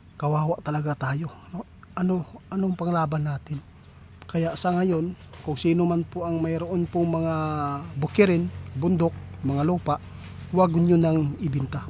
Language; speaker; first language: Filipino; non-native, local second language; Cebuano